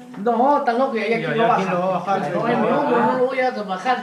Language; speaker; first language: Spanish; native; Spanish